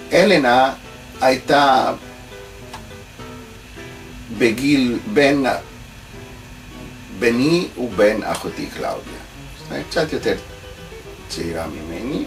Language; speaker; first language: Hebrew; non-native, fluent; Italian